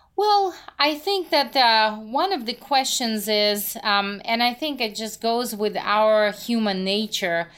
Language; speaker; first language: English; non-native, fluent; Russian